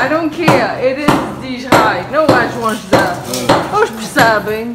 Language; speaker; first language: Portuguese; early bilingual, heritage; Portuguese